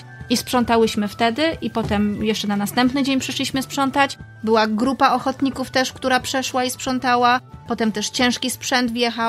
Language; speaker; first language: Polish; native; Polish